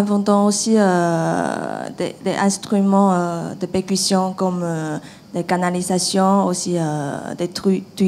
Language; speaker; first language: French; non-native, fluent; Chinese